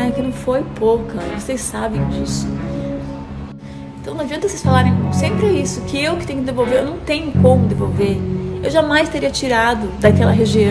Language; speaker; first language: Portuguese; native; Portuguese